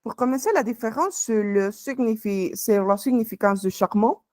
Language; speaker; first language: French; non-native, fluent; Spanish